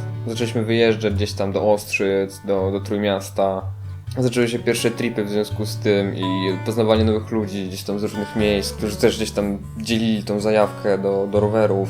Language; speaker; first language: Polish; native; Polish